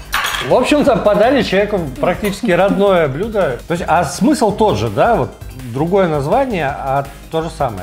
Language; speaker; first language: Russian; native; Russian